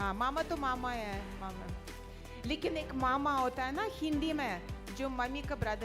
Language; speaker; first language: Hindi; non-native, fluent; Russian